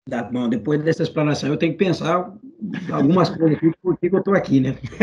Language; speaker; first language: Portuguese; native; Portuguese